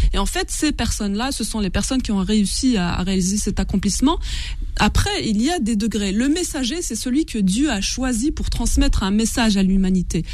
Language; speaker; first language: French; non-native, local second language; Kabyle